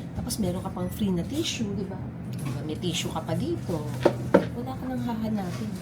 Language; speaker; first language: Filipino; native; Filipino